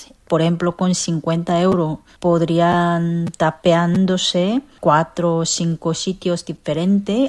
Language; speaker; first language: Spanish; non-native, fluent; Korean